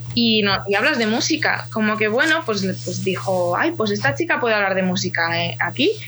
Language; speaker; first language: Spanish; early bilingual, other home language; Ukrainian